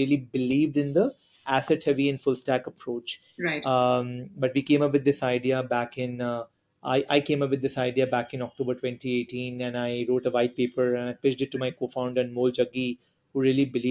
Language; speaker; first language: English; non-native, local second language; Hindi